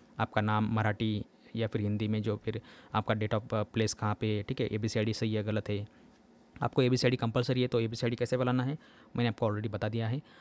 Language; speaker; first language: Hindi; non-native, local second language; Marathi